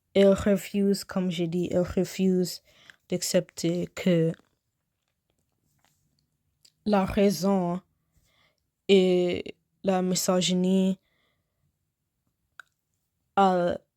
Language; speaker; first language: French; non-native, learner; English